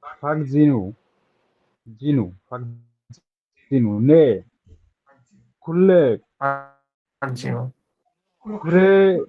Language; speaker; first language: Korean; non-native, learner; Bangla